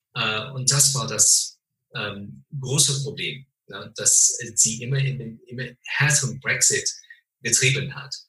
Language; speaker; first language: German; non-native, fluent; English